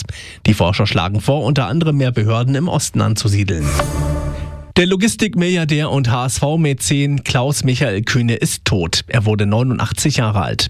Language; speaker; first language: German; native; German